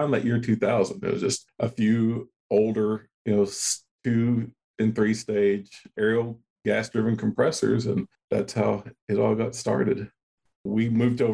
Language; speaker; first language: English; native; English